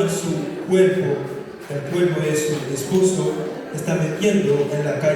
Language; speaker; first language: Spanish; non-native, fluent; Haitian Creole